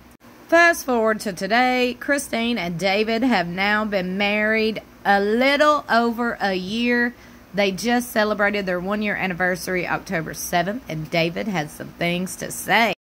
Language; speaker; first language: English; native; English